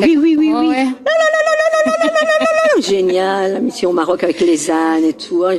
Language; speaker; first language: French; native; French